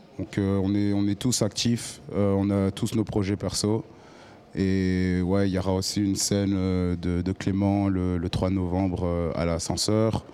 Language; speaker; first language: French; native; French